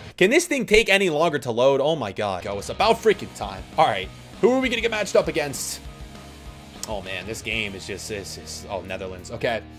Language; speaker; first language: English; native; English